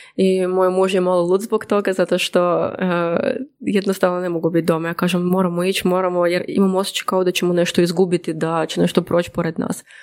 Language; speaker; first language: Croatian; non-native, fluent; Russian